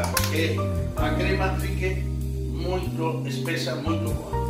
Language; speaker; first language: Portuguese; non-native, learner; Spanish